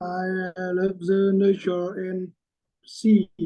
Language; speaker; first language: English; non-native, learner; Vietnamese